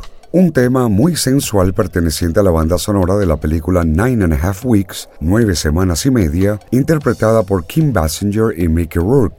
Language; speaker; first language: Spanish; native; Spanish